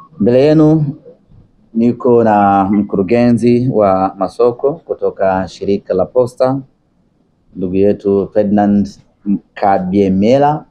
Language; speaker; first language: Swahili; native; Swahili